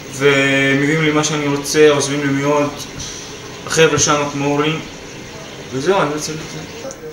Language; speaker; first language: Hebrew; non-native, local second language; Arabic